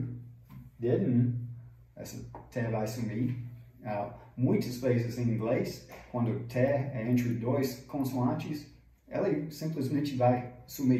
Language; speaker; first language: Portuguese; non-native, fluent; English